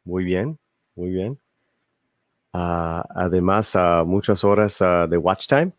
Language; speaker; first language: Spanish; early bilingual, heritage; Spanish